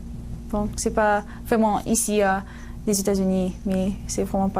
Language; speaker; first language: French; non-native, learner; English